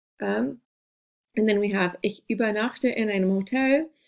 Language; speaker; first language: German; non-native, fluent; English